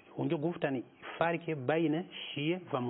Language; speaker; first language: Persian; non-native, fluent; Nyanja